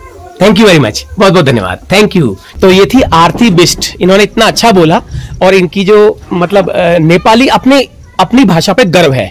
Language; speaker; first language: Hindi; native; Hindi